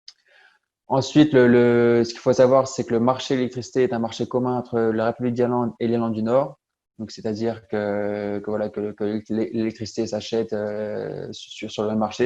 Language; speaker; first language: French; native; French